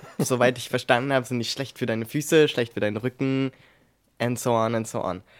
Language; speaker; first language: German; native; German